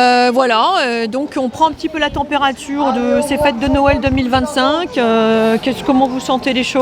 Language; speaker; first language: French; native; French